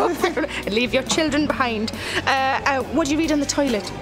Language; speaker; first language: English; native; English